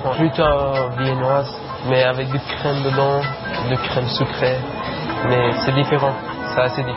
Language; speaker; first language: French; non-native, learner; Persian